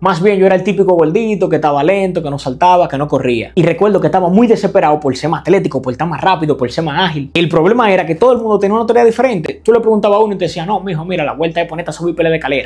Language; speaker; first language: Spanish; native; Spanish